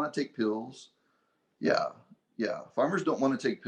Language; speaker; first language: English; native; English